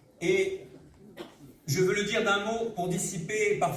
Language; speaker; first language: French; native; French